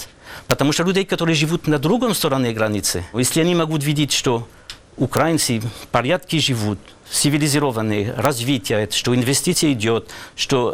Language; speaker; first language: Russian; non-native, learner; French